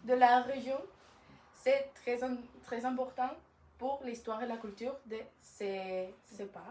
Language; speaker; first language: French; non-native, learner; Spanish